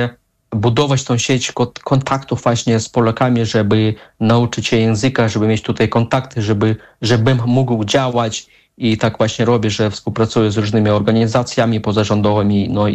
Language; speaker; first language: Polish; non-native, fluent; Russian